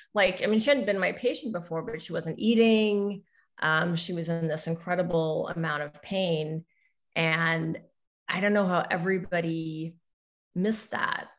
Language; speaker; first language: English; native; English